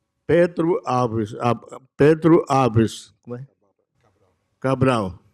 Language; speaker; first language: Portuguese; non-native, local second language; Yanomámi